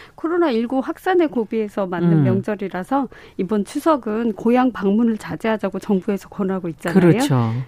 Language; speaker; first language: Korean; native; Korean